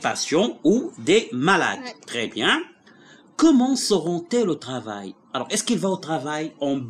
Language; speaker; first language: French; non-native, local second language; Arabic